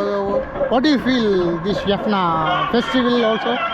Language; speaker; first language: English; non-native, learner; Tamil